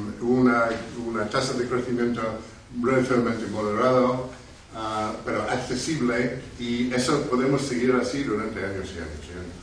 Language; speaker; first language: Spanish; non-native, fluent; English